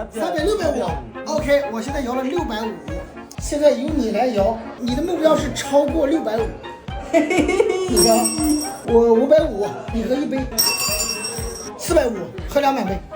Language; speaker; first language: Chinese; native; Chinese